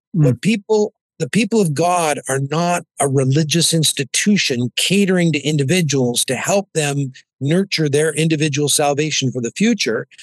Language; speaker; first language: English; native; English